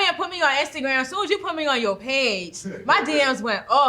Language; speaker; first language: English; native; English